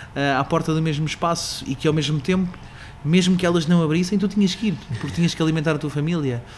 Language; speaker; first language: Portuguese; native; Portuguese